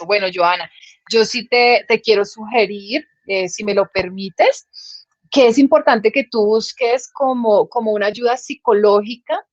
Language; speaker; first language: Spanish; native; Spanish